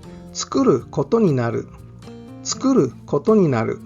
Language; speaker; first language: Japanese; non-native, fluent; English